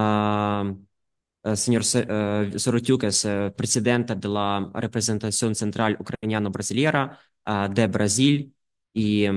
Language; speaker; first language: Spanish; non-native, fluent; Ukrainian